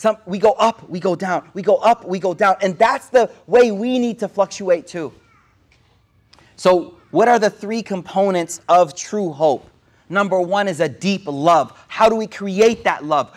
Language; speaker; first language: English; native; English